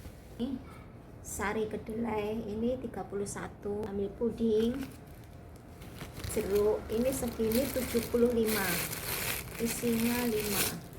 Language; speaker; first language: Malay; non-native, local second language; Javanese